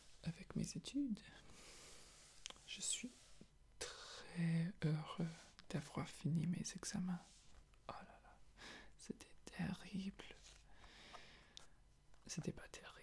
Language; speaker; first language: French; non-native, fluent; English